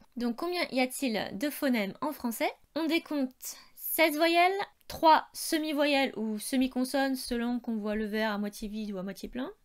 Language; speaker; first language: French; native; French